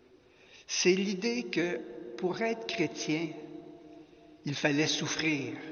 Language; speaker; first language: French; native; French